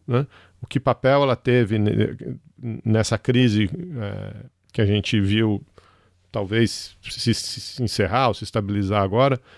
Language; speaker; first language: Portuguese; native; Portuguese